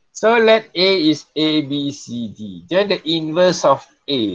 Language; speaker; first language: English; non-native, local second language; Malay